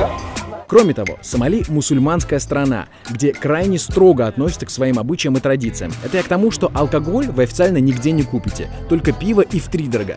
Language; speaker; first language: Russian; native; Russian